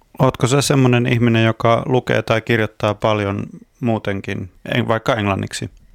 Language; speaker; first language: Finnish; native; Finnish